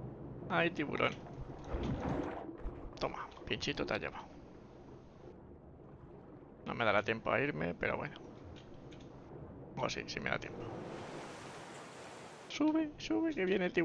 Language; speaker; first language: Spanish; native; Spanish